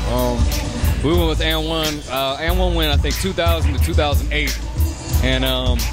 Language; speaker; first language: English; native; English